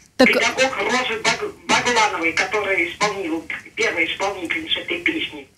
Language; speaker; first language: Russian; native; Russian